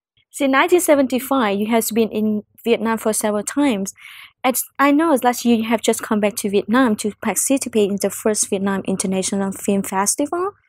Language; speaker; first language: English; non-native, learner; Vietnamese